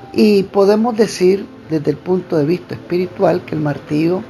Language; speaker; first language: Spanish; native; Spanish